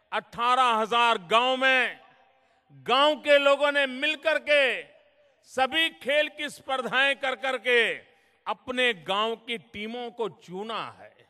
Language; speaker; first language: Hindi; non-native, local second language; Gujarati